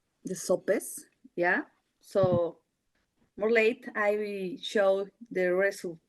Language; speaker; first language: English; non-native, learner; Spanish